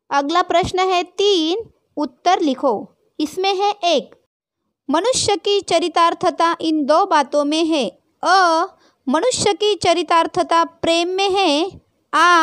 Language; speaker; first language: Hindi; non-native, local second language; Marathi